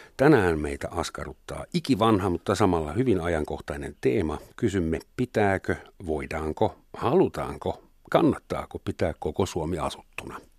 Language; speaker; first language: Finnish; non-native, fluent; German